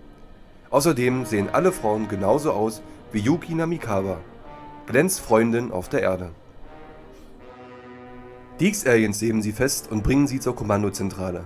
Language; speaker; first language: German; native; German